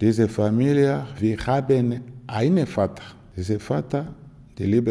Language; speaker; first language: German; non-native, learner; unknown